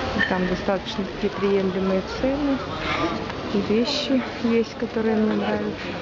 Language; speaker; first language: Russian; native; Russian